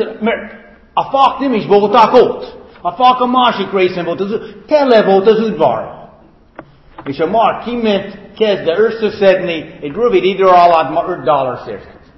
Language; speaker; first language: Hungarian; non-native, fluent; English